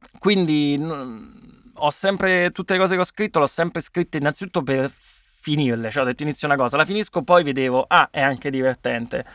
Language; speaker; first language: Italian; native; Italian